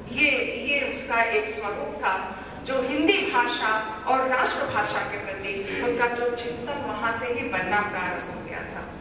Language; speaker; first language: Hindi; native; Hindi